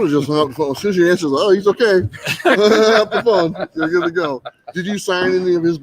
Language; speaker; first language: English; native; English